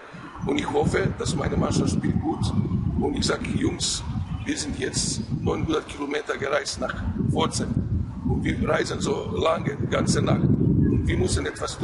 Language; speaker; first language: German; non-native, fluent; Croatian